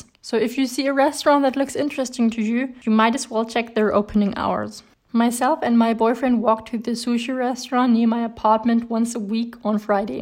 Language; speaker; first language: English; non-native, fluent; German